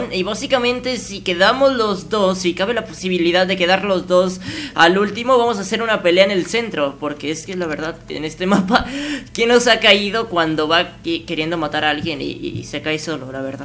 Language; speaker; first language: Spanish; native; Spanish